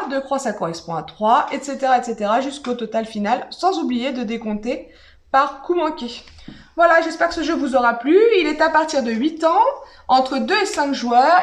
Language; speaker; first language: French; native; French